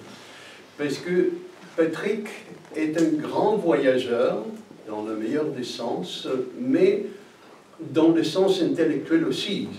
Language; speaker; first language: French; non-native, fluent; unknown